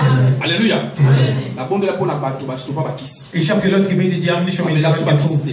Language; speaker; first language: German; non-native, learner; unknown